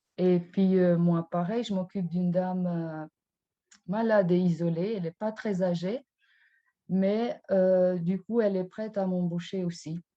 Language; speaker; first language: French; non-native, fluent; Albanian